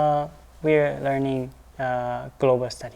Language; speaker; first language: English; non-native, learner; Japanese